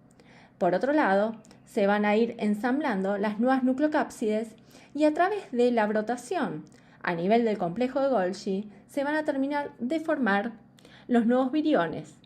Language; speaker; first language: Spanish; native; Spanish